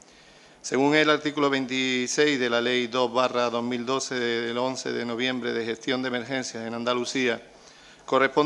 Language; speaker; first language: Spanish; native; Spanish